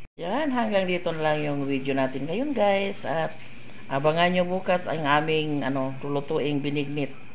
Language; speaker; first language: Filipino; non-native, local second language; Cebuano